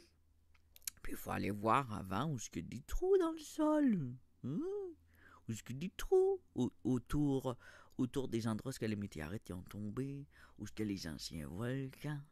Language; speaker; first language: French; native; French